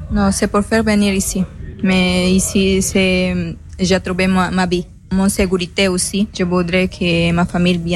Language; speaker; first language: French; non-native, learner; Spanish